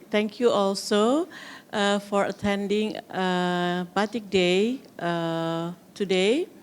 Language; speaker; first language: English; non-native, fluent; Indonesian